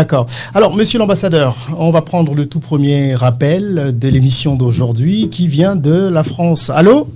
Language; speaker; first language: French; non-native, local second language; Lingala